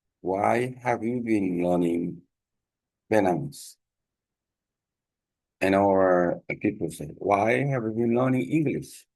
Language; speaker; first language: English; non-native, learner; Korean